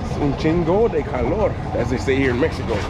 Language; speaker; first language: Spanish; non-native, learner; English